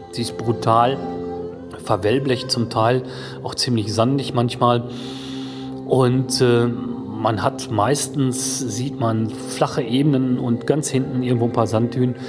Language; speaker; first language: German; native; German